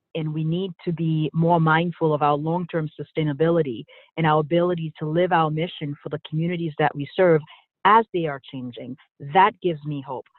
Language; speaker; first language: English; early bilingual, other home language; Haitian Creole